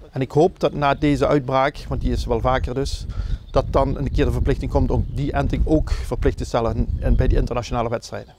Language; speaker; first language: Dutch; native; Dutch